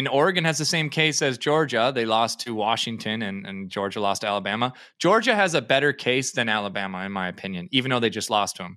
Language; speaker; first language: English; native; English